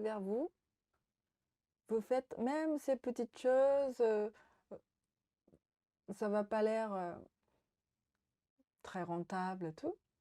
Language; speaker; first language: French; non-native, fluent; Japanese